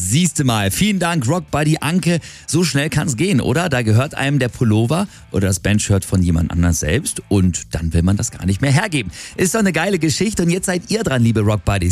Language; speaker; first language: German; native; German